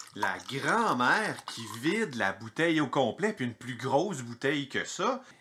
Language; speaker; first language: French; native; French